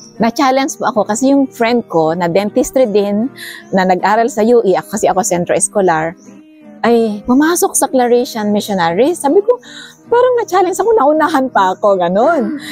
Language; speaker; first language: Filipino; non-native, local second language; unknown